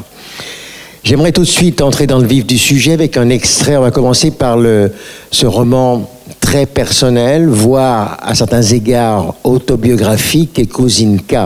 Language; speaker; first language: French; native; French